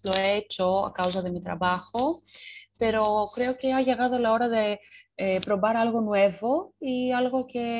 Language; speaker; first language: Spanish; non-native, fluent; Greek